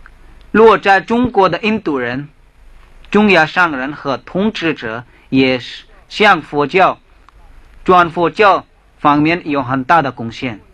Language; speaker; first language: Chinese; non-native, fluent; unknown